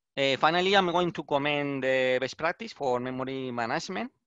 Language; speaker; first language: English; non-native, learner; Spanish